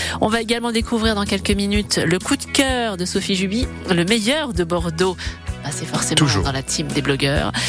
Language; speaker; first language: French; native; French